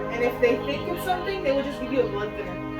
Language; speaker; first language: English; native; English